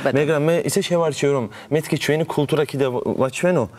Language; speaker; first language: Georgian; early bilingual, other home language; Turkish